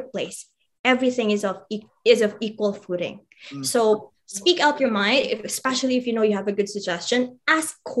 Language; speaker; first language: English; non-native, local second language; Cebuano